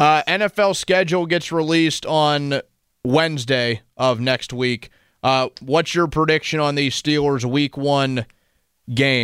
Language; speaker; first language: English; native; English